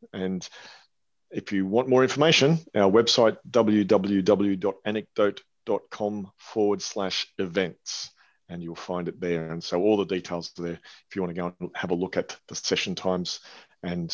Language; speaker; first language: English; native; English